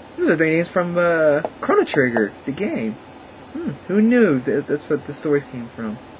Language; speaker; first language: English; native; English